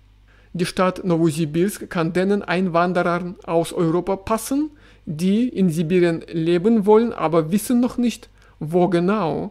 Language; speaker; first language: German; non-native, fluent; Russian